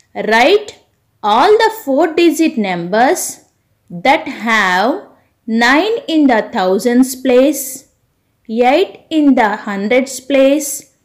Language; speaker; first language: English; non-native, local second language; Telugu